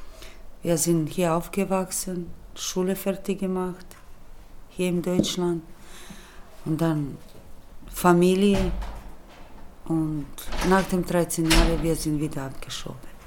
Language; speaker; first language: German; early bilingual, other home language; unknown